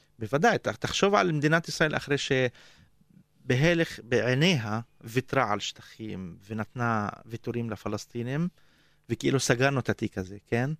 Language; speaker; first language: Hebrew; non-native, local second language; Arabic